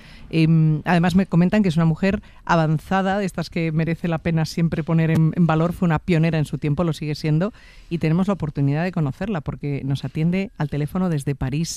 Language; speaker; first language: Spanish; native; Spanish